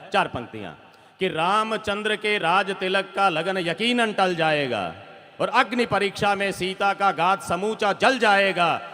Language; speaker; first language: Hindi; non-native, local second language; Rajasthani